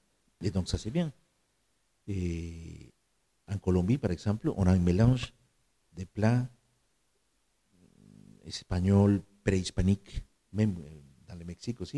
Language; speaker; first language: French; non-native, fluent; Spanish